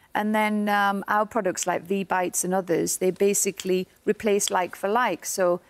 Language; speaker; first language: English; native; English